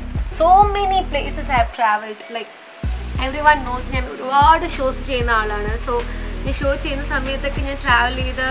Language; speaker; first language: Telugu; non-native, learner; Malayalam